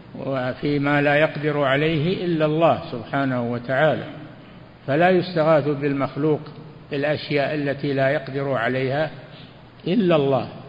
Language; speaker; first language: Arabic; native; Arabic